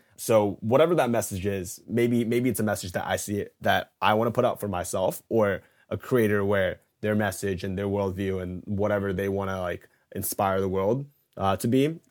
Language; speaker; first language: English; native; English